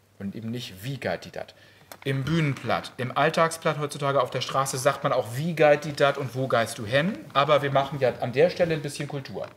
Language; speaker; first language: German; native; German